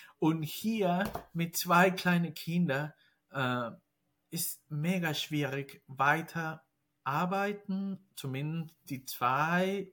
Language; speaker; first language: German; non-native, fluent; Spanish